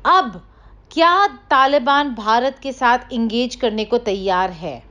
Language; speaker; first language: Urdu; native; Urdu